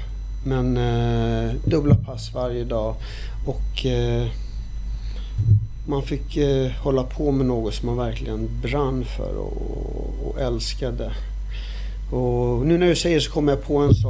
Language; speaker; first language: Swedish; early bilingual, other home language; Arabic